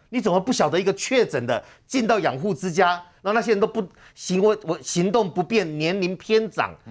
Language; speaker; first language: Chinese; native; Chinese